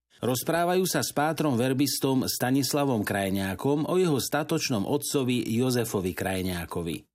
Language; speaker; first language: Slovak; native; Slovak